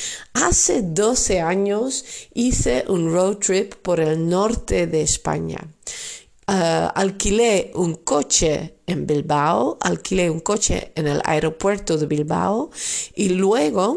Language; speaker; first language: Spanish; non-native, fluent; Dutch